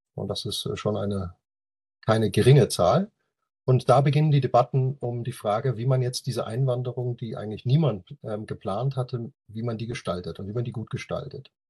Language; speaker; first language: German; native; German